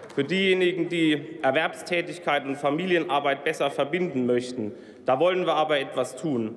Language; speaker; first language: German; native; German